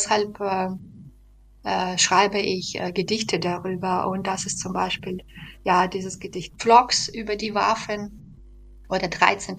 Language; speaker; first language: German; non-native, fluent; Belarusian